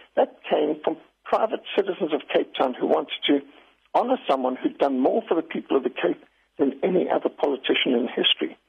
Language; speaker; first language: English; native; English